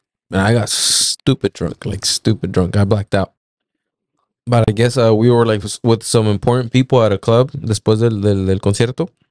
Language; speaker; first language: English; early bilingual, other home language; Spanish